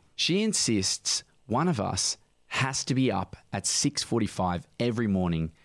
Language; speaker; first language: English; native; English